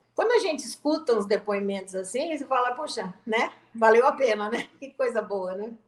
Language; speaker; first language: Portuguese; native; Portuguese